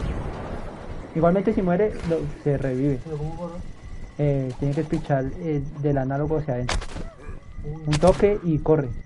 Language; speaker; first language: Spanish; native; Spanish